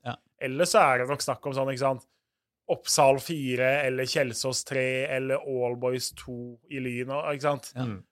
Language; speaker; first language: Norwegian; native; Norwegian